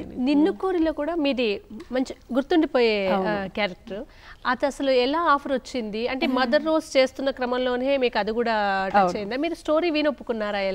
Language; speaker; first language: Telugu; native; Telugu